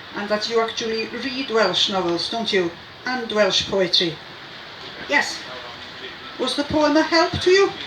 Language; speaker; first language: English; non-native, local second language; Welsh